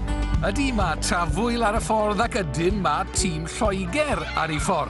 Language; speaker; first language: Welsh; native; Welsh